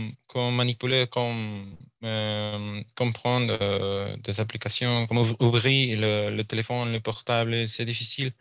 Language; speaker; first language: French; non-native, learner; Spanish